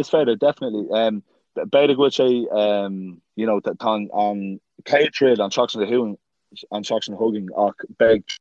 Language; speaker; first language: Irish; non-native, local second language; English